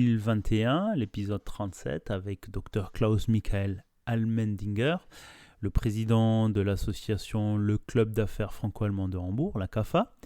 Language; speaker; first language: French; native; French